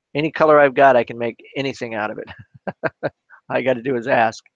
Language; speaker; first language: English; native; English